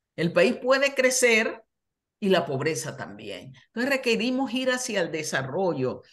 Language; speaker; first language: Spanish; native; Spanish